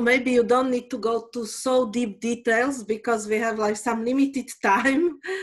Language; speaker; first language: English; non-native, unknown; Slovak